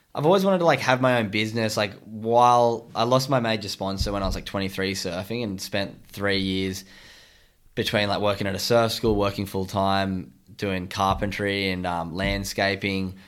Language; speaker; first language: English; native; English